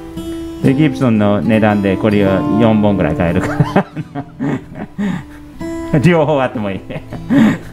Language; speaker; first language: Japanese; non-native, fluent; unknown